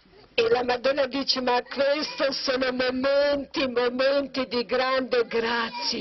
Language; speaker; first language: Italian; non-native, learner; Croatian